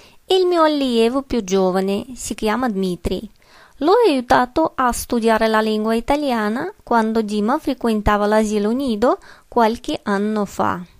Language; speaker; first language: Italian; non-native, fluent; Russian